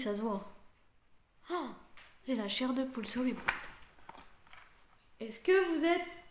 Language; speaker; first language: French; native; French